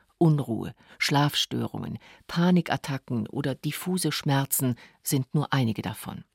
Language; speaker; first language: German; native; German